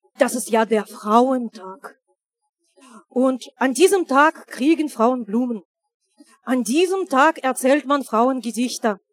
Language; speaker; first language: German; non-native, fluent; Russian